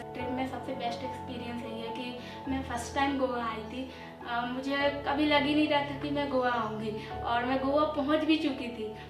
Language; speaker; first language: Hindi; native; Hindi